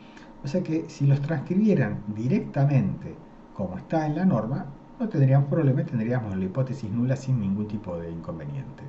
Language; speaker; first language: Spanish; native; Spanish